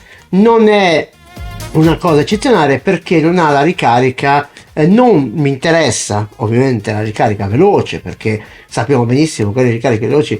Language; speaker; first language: Italian; native; Italian